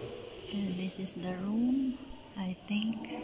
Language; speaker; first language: English; non-native, fluent; Filipino